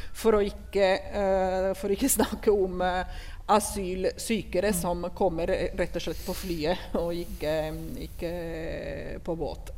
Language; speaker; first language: Norwegian; non-native, fluent; Italian